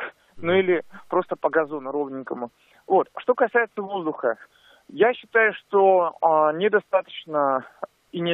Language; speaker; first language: Russian; native; Russian